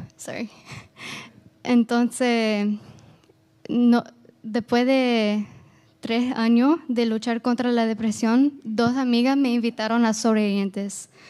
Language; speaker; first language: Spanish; non-native, fluent; Portuguese